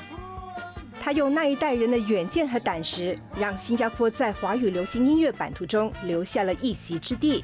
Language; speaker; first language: Chinese; native; Chinese